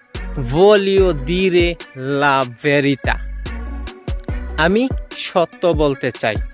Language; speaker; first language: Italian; non-native, fluent; Bangla